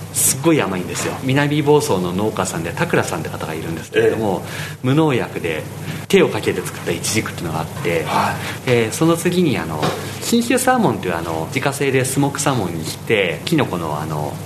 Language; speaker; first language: Japanese; native; Japanese